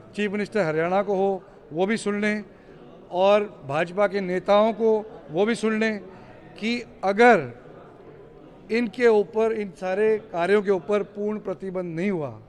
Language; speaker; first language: Hindi; native; Hindi